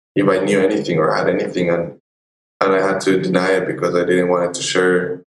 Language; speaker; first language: English; non-native, fluent; Spanish